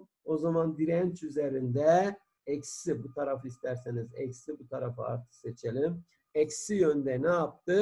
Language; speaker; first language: Turkish; native; Turkish